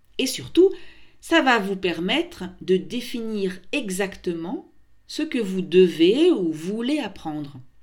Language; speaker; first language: French; native; French